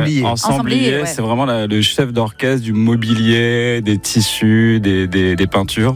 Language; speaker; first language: French; native; French